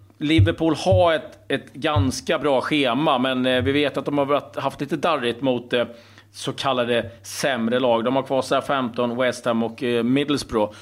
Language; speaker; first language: Swedish; native; Swedish